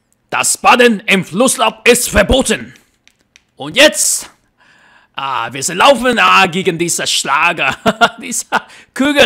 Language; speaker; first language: German; non-native, learner; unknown